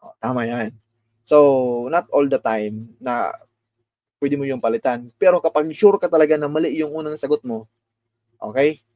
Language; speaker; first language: Filipino; non-native, local second language; Cebuano